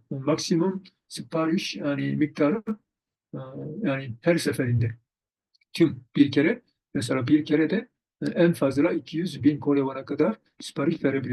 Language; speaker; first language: Turkish; non-native, fluent; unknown